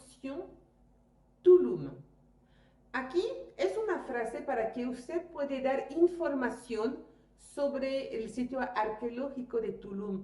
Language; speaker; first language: Spanish; native; Spanish